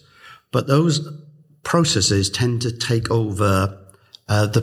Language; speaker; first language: English; native; English